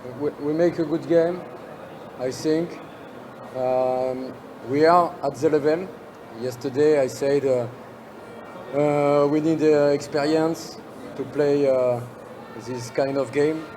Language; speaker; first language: English; non-native, learner; French